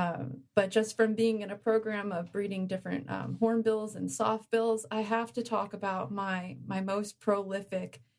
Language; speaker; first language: English; native; English